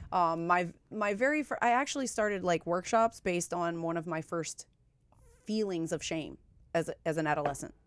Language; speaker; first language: English; native; English